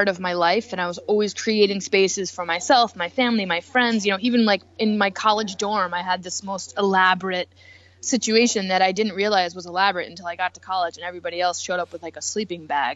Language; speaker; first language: English; native; English